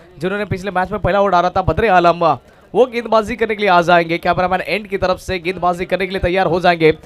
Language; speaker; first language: Hindi; non-native, local second language; Marathi